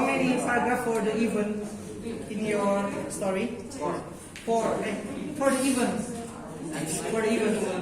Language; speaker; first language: English; non-native, fluent; Indonesian